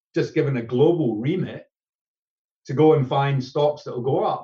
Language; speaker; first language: English; native; English